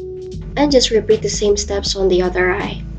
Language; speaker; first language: English; non-native, fluent; Indonesian